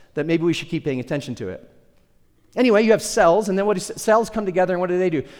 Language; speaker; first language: English; early bilingual, other home language; Spanish